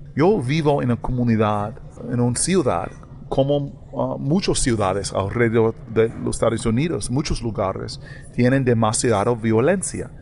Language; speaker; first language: Spanish; non-native, learner; English